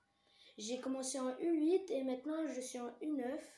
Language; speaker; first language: French; early bilingual, other home language; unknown